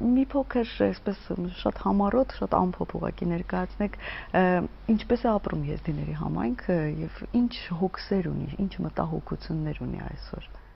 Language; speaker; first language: Armenian; native; Armenian